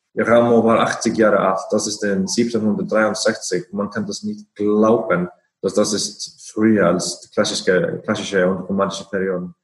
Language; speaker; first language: German; non-native, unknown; Icelandic